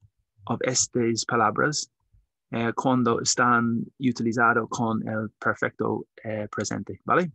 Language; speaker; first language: Spanish; non-native, learner; English